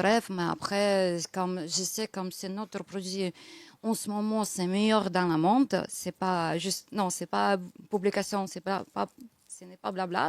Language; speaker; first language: French; non-native, learner; Russian